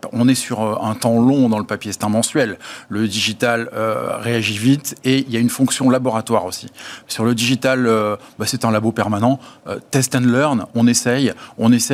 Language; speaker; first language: French; native; French